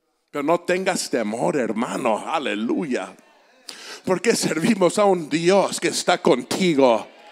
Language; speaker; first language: Spanish; native; Spanish